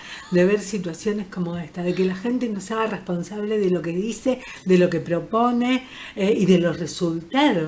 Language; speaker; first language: Spanish; native; Spanish